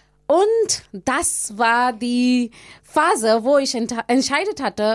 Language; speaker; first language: German; non-native, learner; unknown